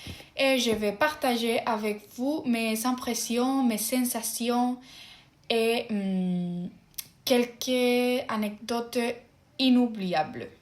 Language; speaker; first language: French; non-native, fluent; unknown